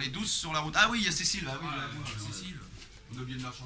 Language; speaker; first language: French; native; French